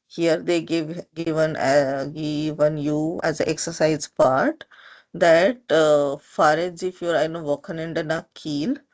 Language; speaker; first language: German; non-native, learner; Hindi